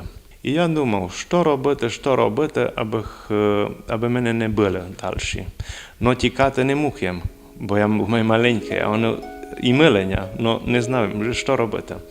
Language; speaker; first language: Ukrainian; early bilingual, heritage; Rusyn